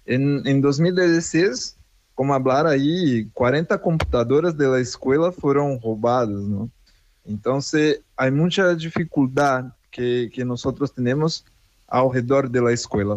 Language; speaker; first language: Spanish; non-native, fluent; Portuguese